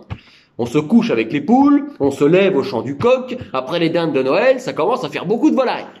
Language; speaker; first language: French; native; French